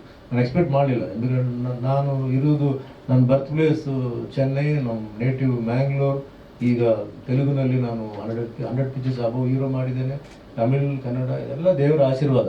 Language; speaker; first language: Kannada; non-native, local second language; Tulu